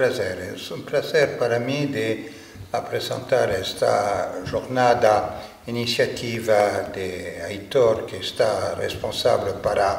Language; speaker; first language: Spanish; non-native, fluent; French